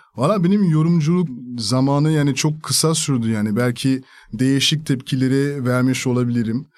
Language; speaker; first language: Turkish; non-native, fluent; French